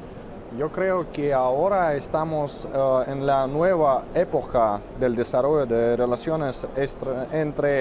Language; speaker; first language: Spanish; non-native, fluent; Russian